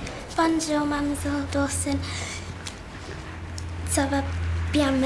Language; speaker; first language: French; non-native, learner; English